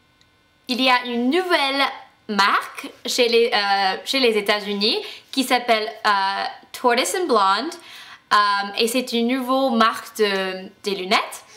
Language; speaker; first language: French; non-native, fluent; English